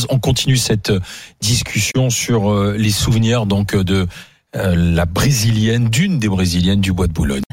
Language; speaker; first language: French; native; French